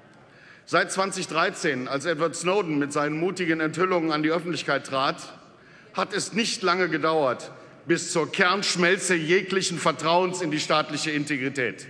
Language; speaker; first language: German; native; German